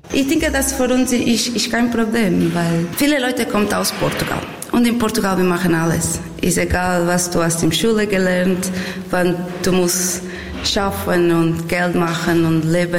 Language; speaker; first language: German; non-native, learner; Portuguese